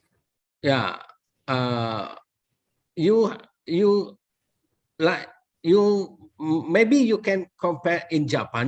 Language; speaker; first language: English; non-native, learner; Indonesian